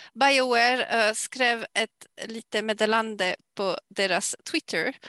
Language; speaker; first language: Swedish; non-native, fluent; French